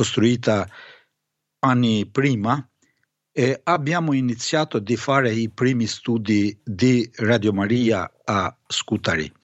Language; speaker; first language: Italian; non-native, fluent; Albanian